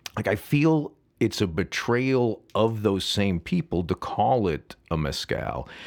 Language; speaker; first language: English; native; English